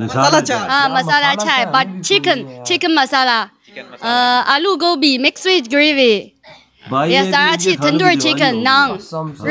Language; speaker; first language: Hindi; non-native, learner; Chinese